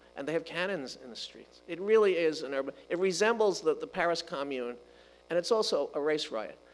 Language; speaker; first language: English; native; English